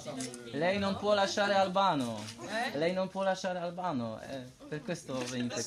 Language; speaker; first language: Italian; non-native, learner; Polish